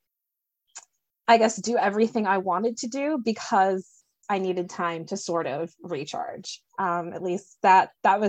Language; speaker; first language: English; native; English